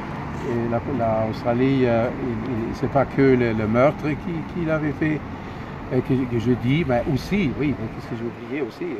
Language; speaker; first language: French; non-native, fluent; German